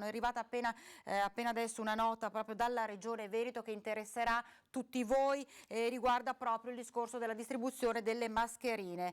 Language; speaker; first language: Italian; native; Italian